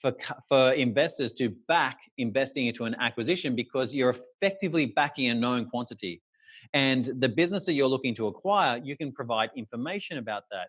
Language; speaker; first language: English; native; English